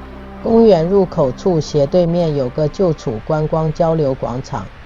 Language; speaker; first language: Chinese; native; Chinese